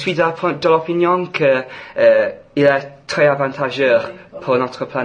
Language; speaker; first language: French; non-native, fluent; English